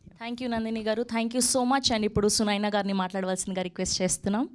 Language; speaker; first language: Telugu; native; Telugu